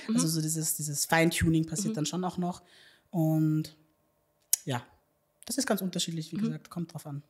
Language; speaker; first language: German; native; German